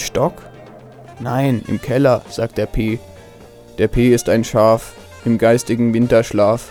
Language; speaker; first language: German; native; German